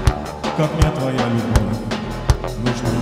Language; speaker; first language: Russian; native; Russian